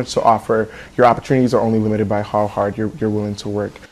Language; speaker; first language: English; early bilingual, other home language; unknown